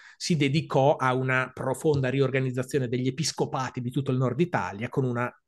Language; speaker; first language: Italian; native; Italian